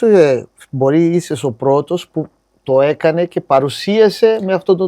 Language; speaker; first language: Greek; non-native, fluent; Portuguese